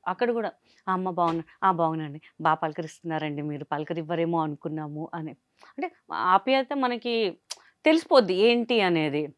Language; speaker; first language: Telugu; non-native, local second language; Hindi